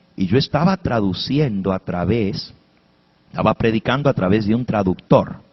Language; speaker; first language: Spanish; early bilingual, heritage; Spanish